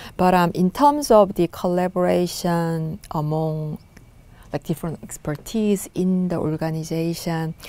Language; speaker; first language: English; non-native, fluent; Korean